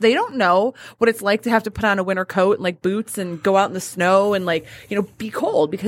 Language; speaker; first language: English; native; English